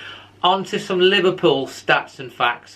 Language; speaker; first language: English; native; English